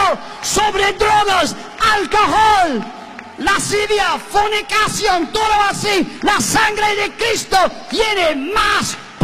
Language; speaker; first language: Spanish; non-native, learner; English